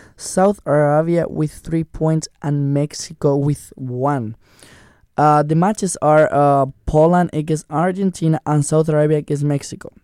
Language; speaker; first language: English; non-native, learner; Spanish